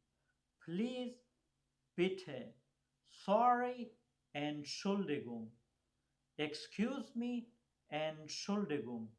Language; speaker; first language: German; non-native, fluent; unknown